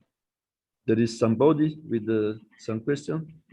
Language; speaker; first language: English; non-native, learner; Italian